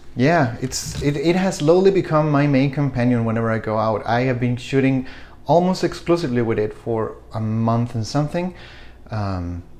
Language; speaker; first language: English; non-native, fluent; Spanish